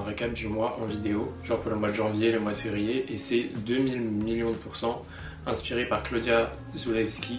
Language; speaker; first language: French; native; French